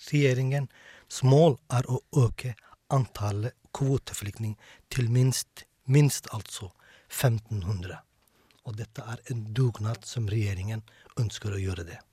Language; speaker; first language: Norwegian; non-native, fluent; Somali